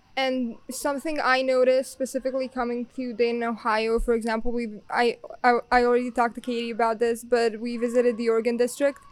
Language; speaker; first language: English; non-native, fluent; Bosnian